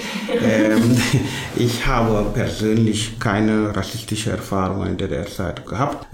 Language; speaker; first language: German; non-native, fluent; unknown